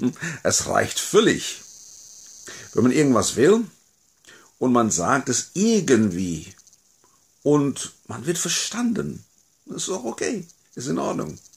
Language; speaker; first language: German; non-native, fluent; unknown